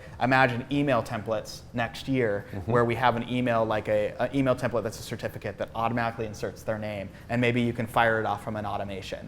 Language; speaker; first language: English; native; English